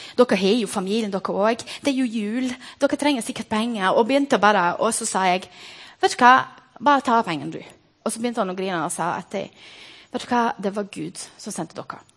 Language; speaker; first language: Norwegian; non-native, fluent; Portuguese